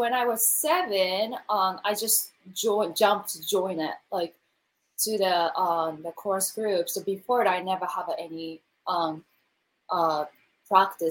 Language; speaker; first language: English; non-native, learner; Japanese